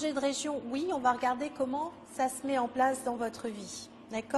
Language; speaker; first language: French; native; French